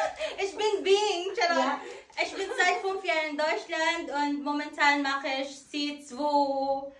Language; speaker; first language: German; non-native, fluent; Filipino